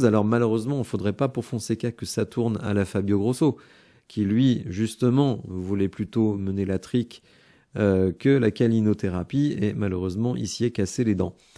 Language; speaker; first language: French; native; French